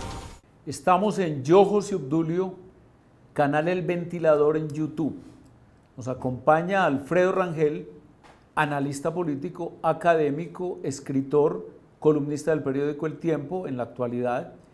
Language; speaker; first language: Spanish; native; Spanish